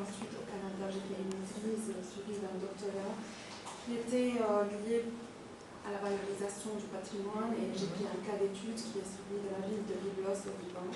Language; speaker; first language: French; non-native, local second language; Arabic